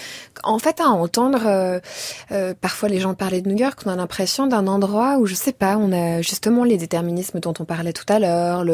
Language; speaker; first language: French; native; French